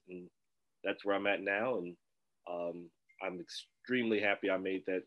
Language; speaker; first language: English; native; English